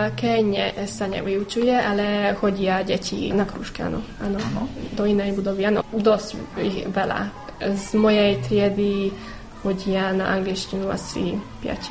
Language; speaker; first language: Slovak; non-native, local second language; Hungarian